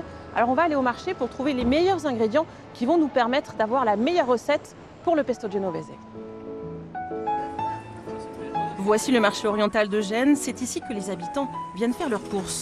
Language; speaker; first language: French; native; French